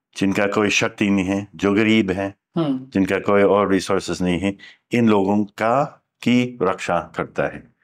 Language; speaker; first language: Hindi; non-native, fluent; English